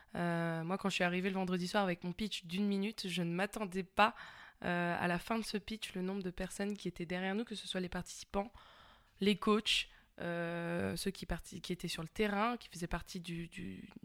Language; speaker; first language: French; native; French